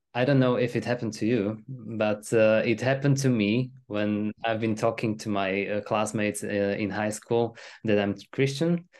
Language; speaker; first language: English; non-native, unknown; Slovak